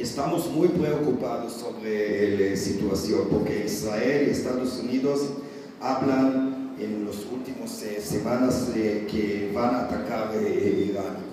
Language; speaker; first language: Spanish; non-native, learner; Hebrew